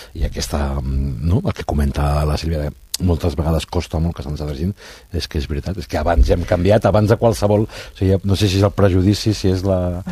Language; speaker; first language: Catalan; non-native, local second language; Spanish